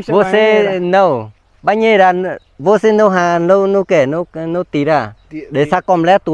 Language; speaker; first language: Portuguese; non-native, learner; Vietnamese